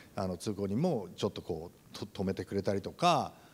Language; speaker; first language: Japanese; native; Japanese